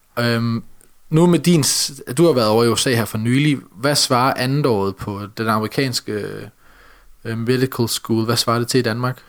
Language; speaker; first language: Danish; native; Danish